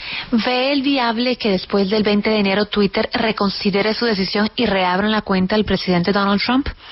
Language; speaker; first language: Spanish; native; Spanish